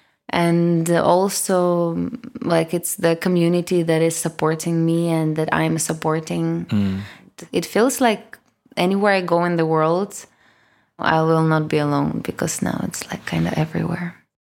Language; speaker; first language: English; non-native, fluent; Russian